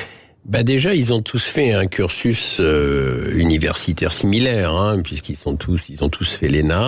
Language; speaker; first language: French; native; French